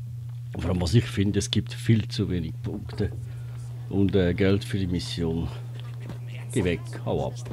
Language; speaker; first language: German; native; German